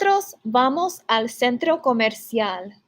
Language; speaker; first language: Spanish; non-native, fluent; English